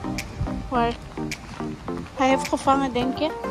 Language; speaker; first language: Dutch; non-native, learner; Filipino